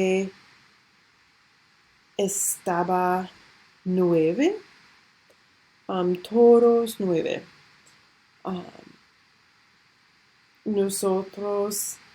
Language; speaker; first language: Spanish; non-native, learner; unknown